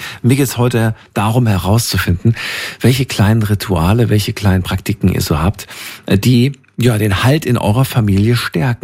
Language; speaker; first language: German; native; German